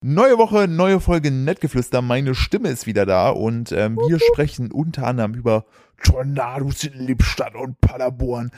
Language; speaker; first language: German; native; German